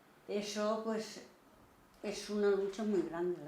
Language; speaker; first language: Spanish; native; Spanish